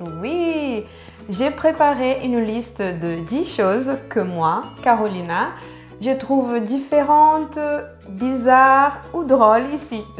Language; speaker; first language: French; non-native, fluent; Portuguese